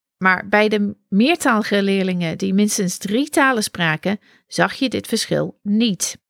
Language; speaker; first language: Dutch; non-native, fluent; English